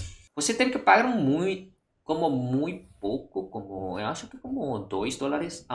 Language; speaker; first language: Portuguese; non-native, fluent; Indonesian